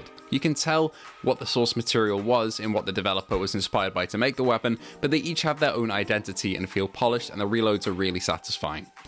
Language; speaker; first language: English; native; English